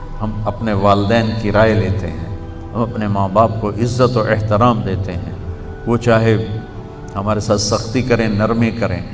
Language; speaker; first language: Urdu; non-native, local second language; Punjabi